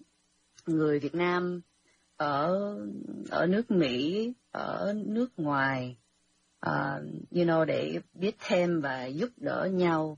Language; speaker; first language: Vietnamese; early bilingual, heritage; Vietnamese